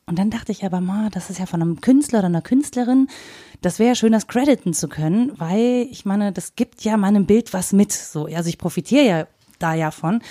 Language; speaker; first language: German; native; German